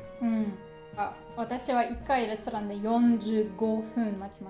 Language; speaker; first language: Japanese; non-native, learner; German